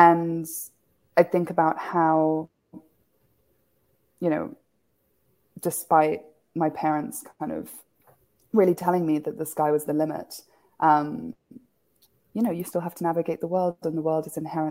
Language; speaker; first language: English; native; English